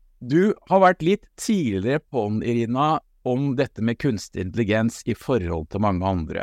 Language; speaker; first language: Norwegian; native; Norwegian